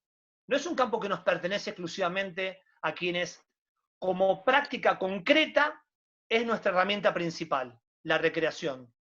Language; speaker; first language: Spanish; native; Spanish